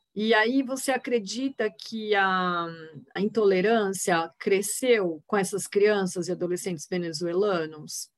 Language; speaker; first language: Portuguese; native; Portuguese